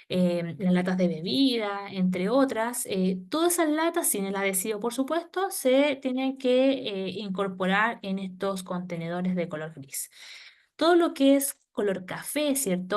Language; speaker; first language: Spanish; native; Spanish